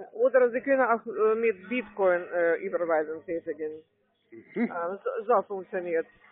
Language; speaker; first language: German; non-native, fluent; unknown